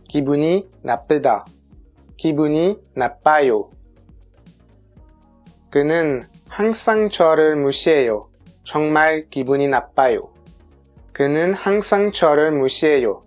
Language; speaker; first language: Korean; non-native, fluent; French